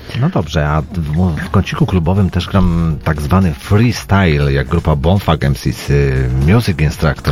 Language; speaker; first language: Polish; native; Polish